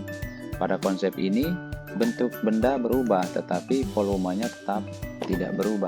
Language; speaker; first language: Indonesian; native; Indonesian